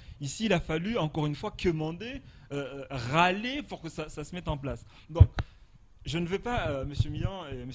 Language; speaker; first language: French; non-native, local second language; Comorian